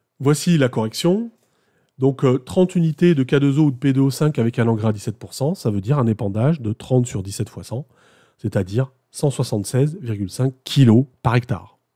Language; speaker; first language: French; native; French